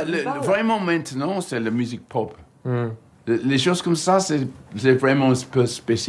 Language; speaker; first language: French; non-native, learner; English